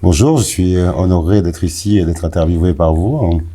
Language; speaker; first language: French; native; French